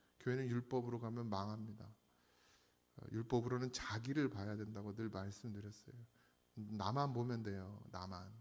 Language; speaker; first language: Korean; native; Korean